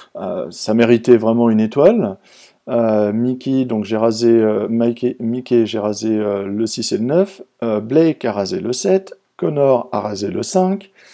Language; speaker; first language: French; native; French